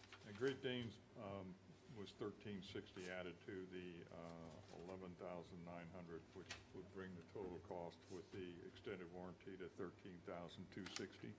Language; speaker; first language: English; native; English